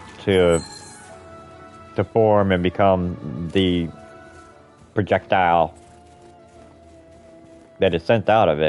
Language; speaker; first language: English; native; English